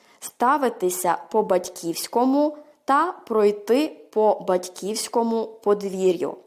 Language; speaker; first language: Ukrainian; early bilingual, heritage; Ukrainian